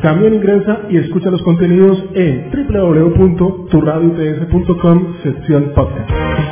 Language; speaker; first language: Spanish; native; Spanish